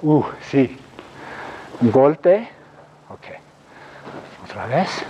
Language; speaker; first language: Spanish; non-native, fluent; English